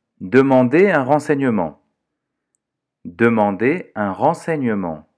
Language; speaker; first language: French; non-native, fluent; Portuguese